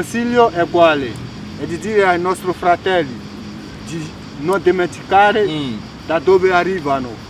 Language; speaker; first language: Italian; non-native, fluent; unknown